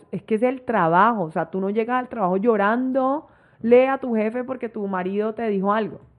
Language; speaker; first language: Spanish; native; Spanish